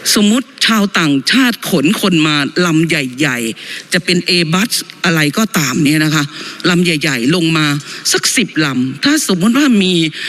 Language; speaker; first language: Thai; native; Thai